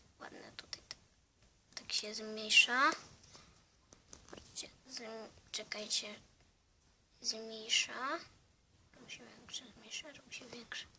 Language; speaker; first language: Polish; early bilingual, heritage; Polish